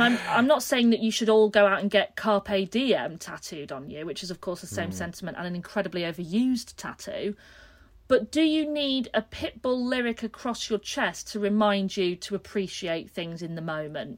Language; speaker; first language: English; native; English